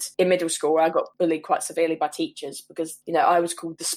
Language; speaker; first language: English; native; English